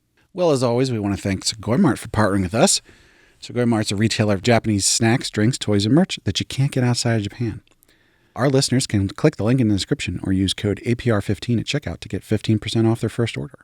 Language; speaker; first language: English; native; English